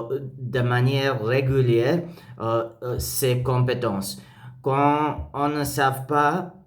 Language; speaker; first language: French; non-native, learner; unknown